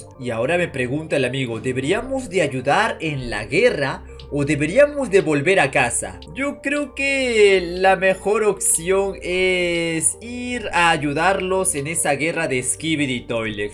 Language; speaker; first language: Spanish; native; Spanish